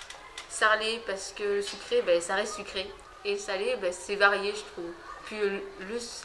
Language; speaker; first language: French; native; French